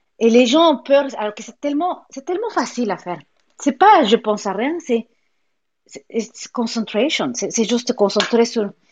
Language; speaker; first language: French; non-native, fluent; Spanish